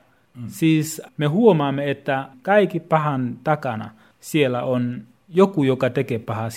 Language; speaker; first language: Finnish; non-native, fluent; Swahili